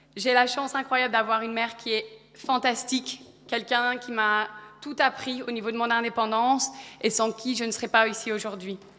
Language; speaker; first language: French; early bilingual, other home language; Polish